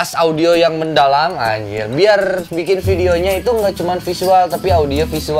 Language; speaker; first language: Indonesian; native; Indonesian